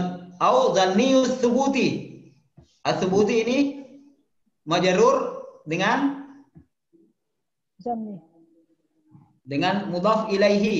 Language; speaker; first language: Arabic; non-native, fluent; Indonesian